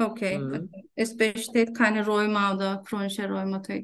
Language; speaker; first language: German; non-native, fluent; Turkish